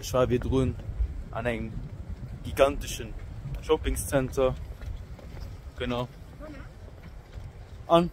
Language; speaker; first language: German; non-native, local second language; Luxembourgish